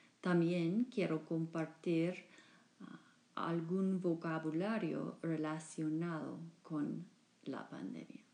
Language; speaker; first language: Spanish; non-native, fluent; English